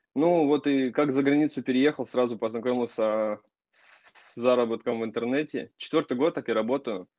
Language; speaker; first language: Russian; native; Russian